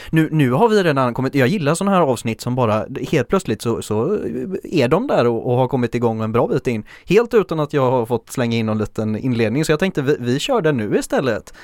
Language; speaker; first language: Swedish; native; Swedish